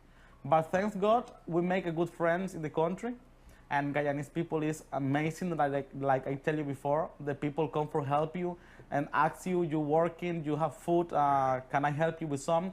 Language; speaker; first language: English; non-native, learner; Spanish